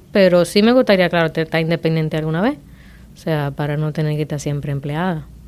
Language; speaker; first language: Spanish; native; Spanish